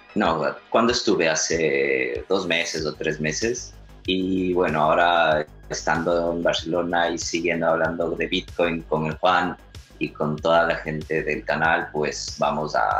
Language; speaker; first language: Spanish; native; Spanish